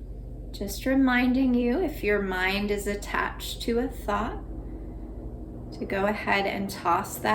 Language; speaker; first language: English; native; English